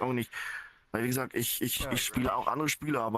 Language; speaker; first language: German; non-native, fluent; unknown